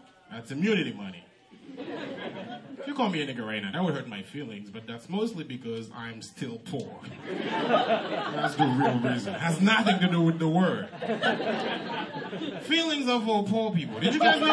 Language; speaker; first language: English; non-native, fluent; Haitian Creole